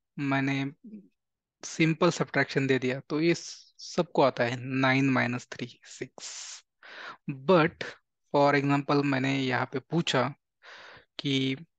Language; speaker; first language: Hindi; non-native, local second language; Marathi